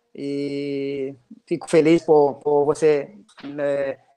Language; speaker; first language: Portuguese; native; Portuguese